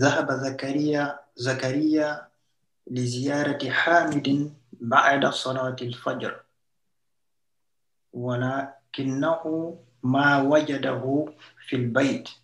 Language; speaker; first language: Arabic; non-native, learner; French